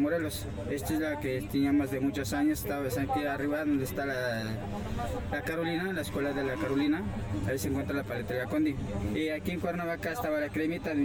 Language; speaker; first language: Spanish; non-native, local second language; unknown